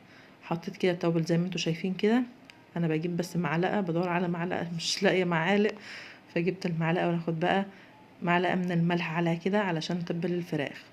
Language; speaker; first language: Arabic; native; Arabic